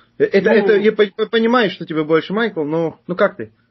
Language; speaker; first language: Russian; non-native, fluent; Turkish